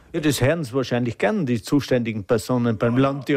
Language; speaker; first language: German; native; German